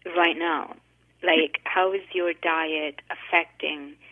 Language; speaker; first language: English; non-native, fluent; Italian